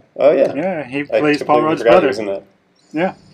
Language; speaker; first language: English; native; English